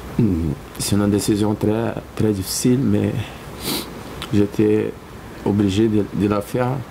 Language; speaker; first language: French; non-native, fluent; Portuguese